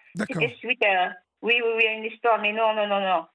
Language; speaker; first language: French; non-native, local second language; Kabyle